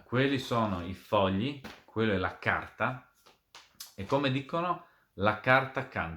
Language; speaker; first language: Italian; non-native, fluent; Serbian